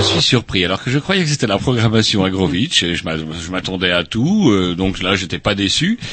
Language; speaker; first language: French; native; French